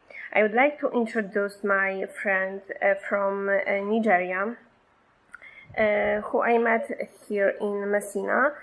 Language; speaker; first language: English; non-native, fluent; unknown